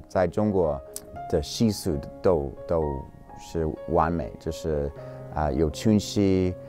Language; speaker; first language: Chinese; non-native, fluent; English